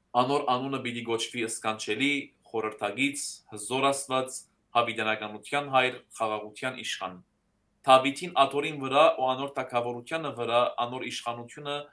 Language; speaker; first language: Armenian; early bilingual, heritage; Armenian